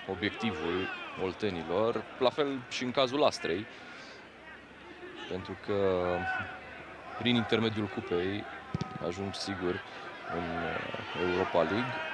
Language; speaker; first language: Romanian; native; Romanian